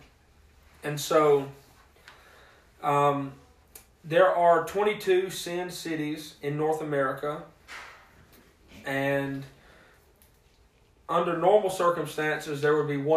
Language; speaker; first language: English; native; English